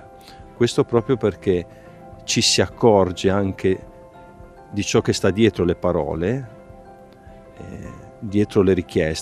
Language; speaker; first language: Italian; native; Italian